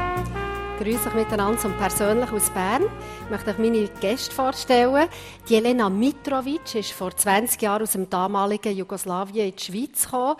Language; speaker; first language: German; native; German